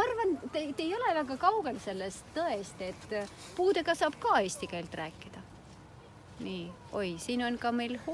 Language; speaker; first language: Estonian; non-native, local second language; Russian